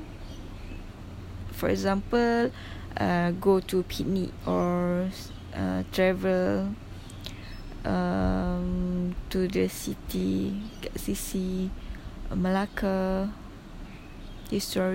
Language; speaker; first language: English; non-native, local second language; Malay